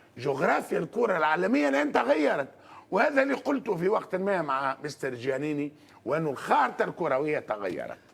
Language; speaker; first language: Arabic; native; Arabic